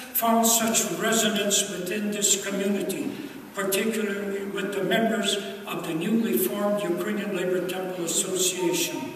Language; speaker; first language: English; early bilingual, other home language; Ukrainian